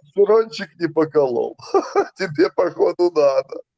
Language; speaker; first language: Russian; native; Russian